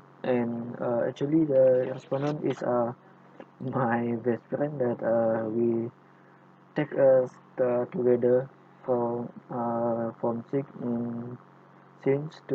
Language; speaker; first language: English; non-native, local second language; Malay